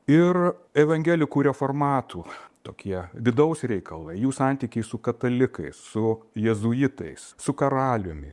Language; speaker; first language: Lithuanian; native; Lithuanian